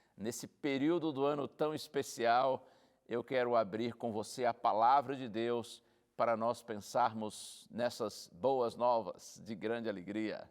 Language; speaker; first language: Portuguese; native; Portuguese